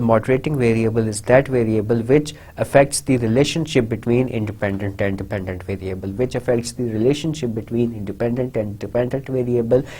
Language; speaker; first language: English; non-native, local second language; Urdu